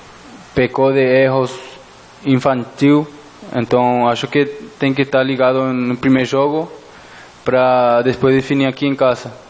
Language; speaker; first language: Portuguese; non-native, fluent; Spanish